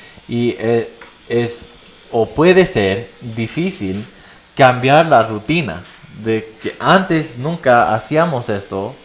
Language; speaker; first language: Spanish; non-native, fluent; English